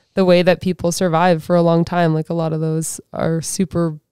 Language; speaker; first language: English; native; English